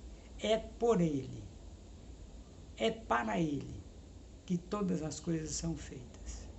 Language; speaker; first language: Portuguese; native; Portuguese